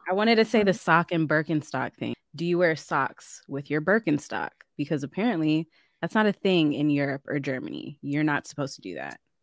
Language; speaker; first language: English; native; English